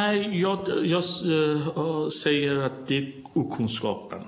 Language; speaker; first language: Swedish; non-native, learner; Persian